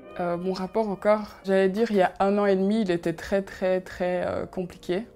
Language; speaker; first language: French; early bilingual, other home language; Kinyarwanda